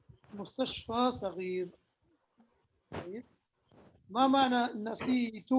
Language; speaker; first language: Arabic; non-native, fluent; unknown